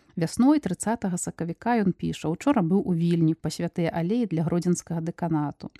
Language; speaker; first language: Belarusian; non-native, local second language; Russian